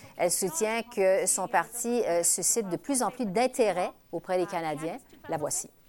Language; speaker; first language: French; native; French